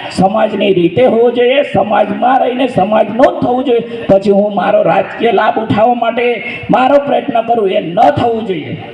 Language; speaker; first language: Gujarati; non-native, local second language; Rathawi